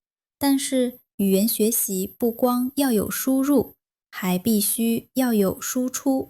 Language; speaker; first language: Chinese; non-native, fluent; Vietnamese